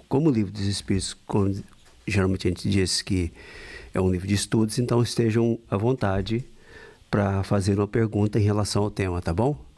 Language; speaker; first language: Portuguese; native; Portuguese